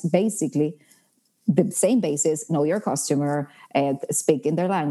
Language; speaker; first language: English; non-native, fluent; Spanish